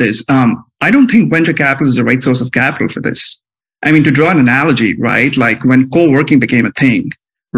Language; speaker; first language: English; non-native, local second language; Hindi